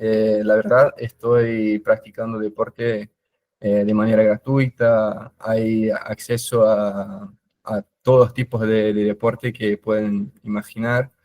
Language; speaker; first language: Spanish; non-native, fluent; Portuguese